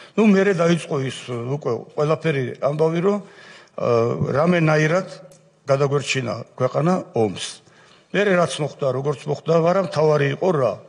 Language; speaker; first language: Georgian; non-native, local second language; Svan